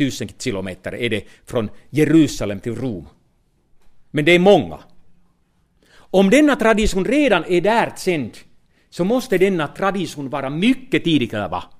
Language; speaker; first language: Swedish; non-native, fluent; Finnish